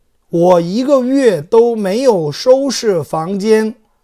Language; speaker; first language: Chinese; non-native, fluent; Korean